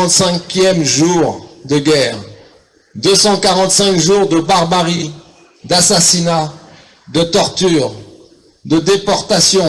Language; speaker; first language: French; non-native, fluent; Ukrainian